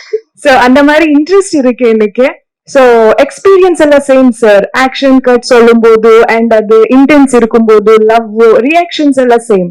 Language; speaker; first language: Tamil; non-native, learner; Kannada